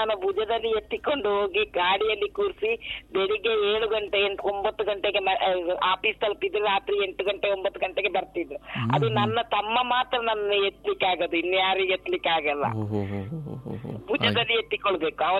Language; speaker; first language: Kannada; non-native, local second language; Kodava